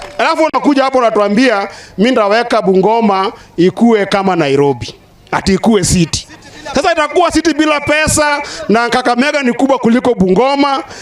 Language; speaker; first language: Swahili; non-native, local second language; Luo (Kenya and Tanzania)